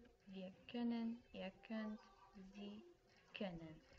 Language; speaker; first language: German; non-native, fluent; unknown